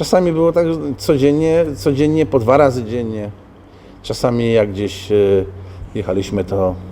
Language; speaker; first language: Polish; native; Polish